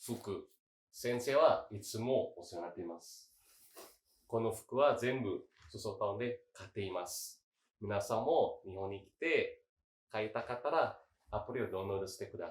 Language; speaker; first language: Japanese; non-native, fluent; Indonesian